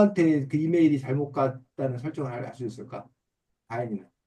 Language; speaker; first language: Korean; native; Korean